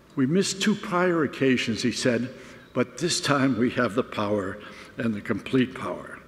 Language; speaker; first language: English; native; English